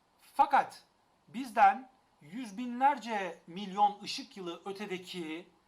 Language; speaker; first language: Turkish; native; Turkish